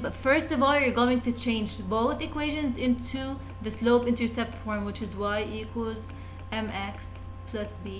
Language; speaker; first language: English; non-native, fluent; Arabic